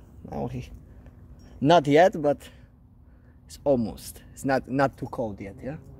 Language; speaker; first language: English; non-native, learner; Polish